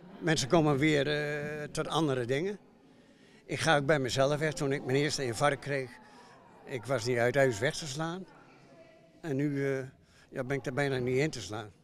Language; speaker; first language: Dutch; native; Dutch